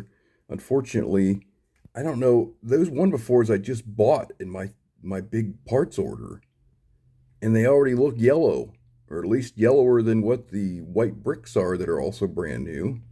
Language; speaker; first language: English; native; English